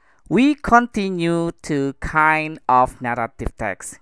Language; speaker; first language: English; non-native, fluent; Indonesian